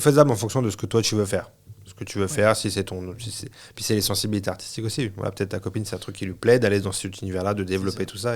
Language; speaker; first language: French; native; French